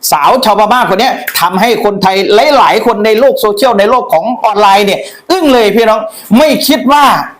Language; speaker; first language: Thai; native; Thai